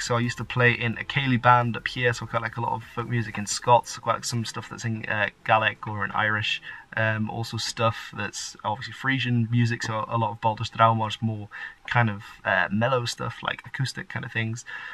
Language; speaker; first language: English; early bilingual, other home language; Dutch